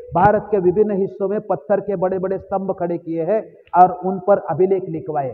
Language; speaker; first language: Hindi; non-native, local second language; Marathi